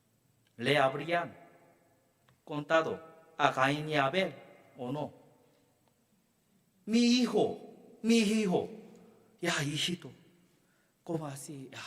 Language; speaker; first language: Spanish; non-native, learner; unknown